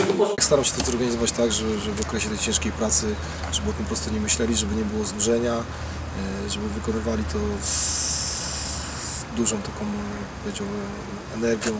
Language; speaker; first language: Polish; native; Polish